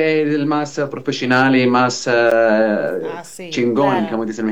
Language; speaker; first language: Spanish; non-native, learner; Arabic